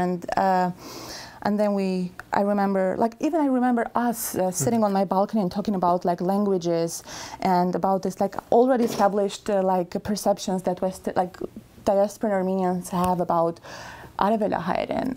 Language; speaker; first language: English; non-native, fluent; Armenian